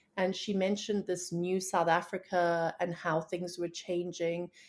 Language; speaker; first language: English; native; English